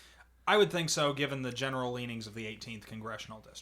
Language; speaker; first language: English; native; English